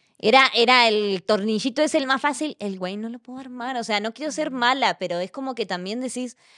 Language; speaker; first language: Spanish; native; Spanish